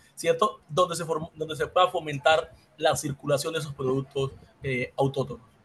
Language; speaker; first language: Spanish; native; Spanish